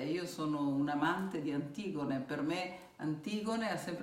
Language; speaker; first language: Italian; native; Italian